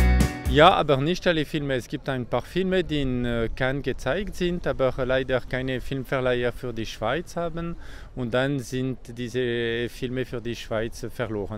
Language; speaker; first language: German; non-native, local second language; French